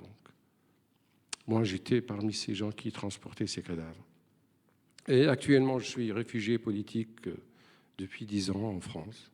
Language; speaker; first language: French; non-native, fluent; Arabic